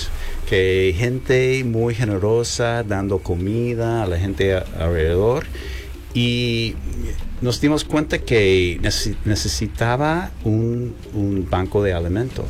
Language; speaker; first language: Spanish; non-native, fluent; English